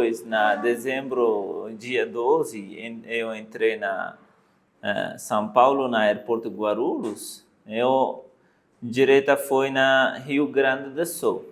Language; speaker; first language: Portuguese; non-native, learner; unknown